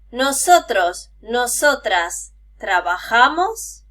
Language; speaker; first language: Spanish; native; Spanish